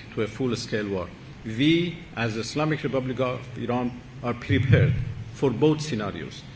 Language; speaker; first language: English; non-native, fluent; Persian